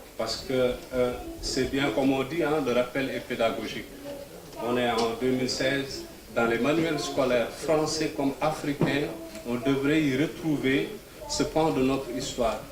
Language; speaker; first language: French; non-native, local second language; Wolof